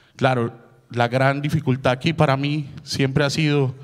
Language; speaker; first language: Spanish; native; Spanish